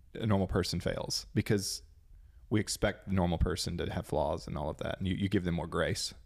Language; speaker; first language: English; native; English